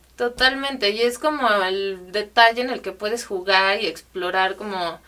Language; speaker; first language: Spanish; native; Spanish